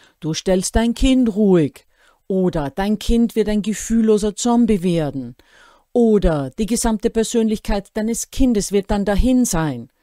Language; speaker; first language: German; native; German